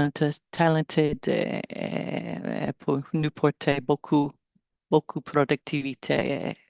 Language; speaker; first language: French; non-native, learner; English